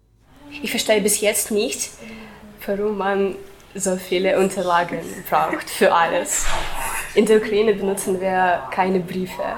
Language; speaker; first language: German; non-native, fluent; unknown